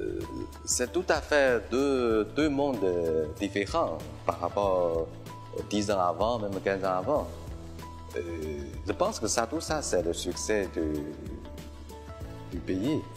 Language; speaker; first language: French; non-native, fluent; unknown